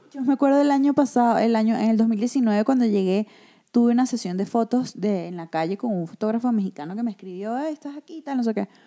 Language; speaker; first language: Spanish; native; Spanish